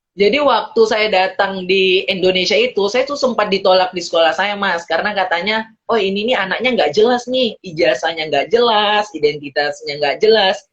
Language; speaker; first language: Indonesian; early bilingual, heritage; Indonesian